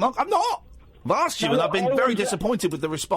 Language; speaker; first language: English; native; English